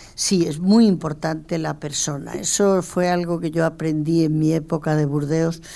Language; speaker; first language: Spanish; native; Spanish